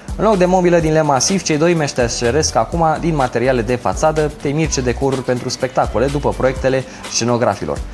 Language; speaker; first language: Romanian; native; Romanian